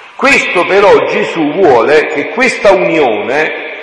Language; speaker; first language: Italian; native; Italian